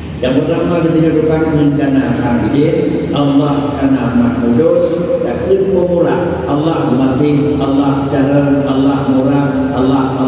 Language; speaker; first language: Malay; non-native, local second language; Achinese